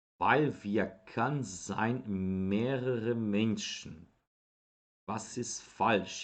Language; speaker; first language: German; non-native, fluent; Portuguese